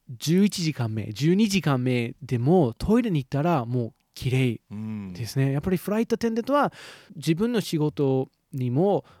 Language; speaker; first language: Japanese; non-native, fluent; English